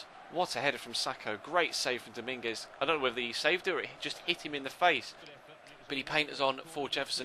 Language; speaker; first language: English; native; English